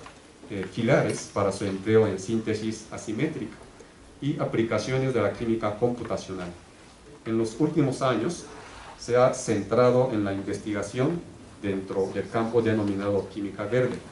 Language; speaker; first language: Spanish; native; Spanish